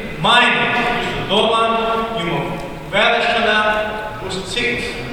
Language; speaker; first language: Latvian; non-native, learner; Portuguese